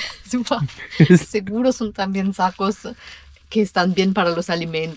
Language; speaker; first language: Spanish; non-native, fluent; German